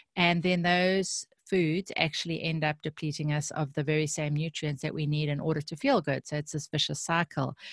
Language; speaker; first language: English; native; English